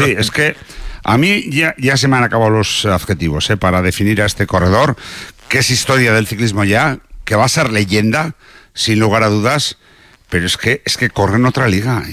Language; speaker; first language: Spanish; native; Spanish